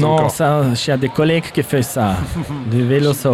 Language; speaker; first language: French; non-native, fluent; German